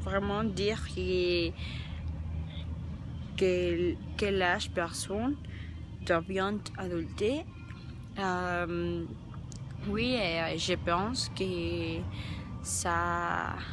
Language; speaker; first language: French; non-native, learner; Spanish